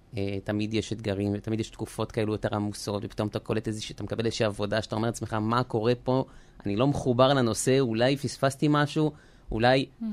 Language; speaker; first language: Hebrew; early bilingual, other home language; French